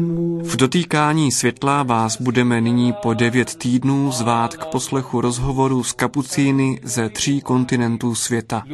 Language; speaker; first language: Czech; native; Czech